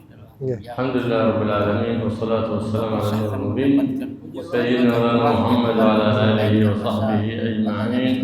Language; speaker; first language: Arabic; native; Arabic